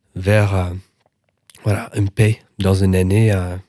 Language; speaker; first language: French; non-native, fluent; English